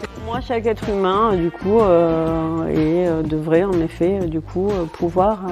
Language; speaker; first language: French; native; French